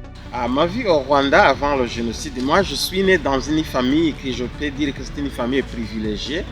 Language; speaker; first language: French; non-native, local second language; Kinyarwanda